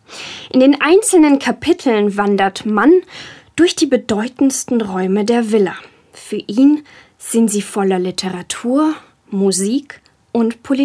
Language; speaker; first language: German; native; German